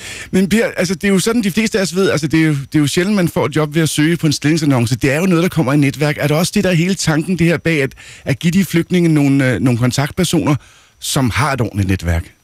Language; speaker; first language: Danish; native; Danish